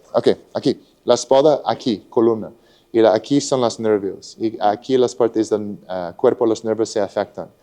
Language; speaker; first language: Spanish; non-native, learner; English